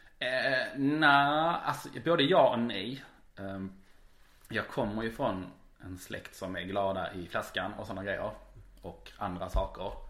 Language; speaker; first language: Swedish; native; Swedish